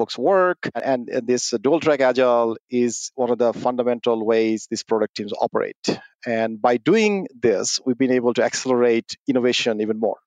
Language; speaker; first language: English; non-native, local second language; Bangla